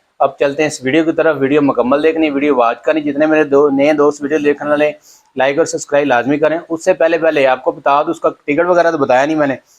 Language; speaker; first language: Urdu; non-native, local second language; Punjabi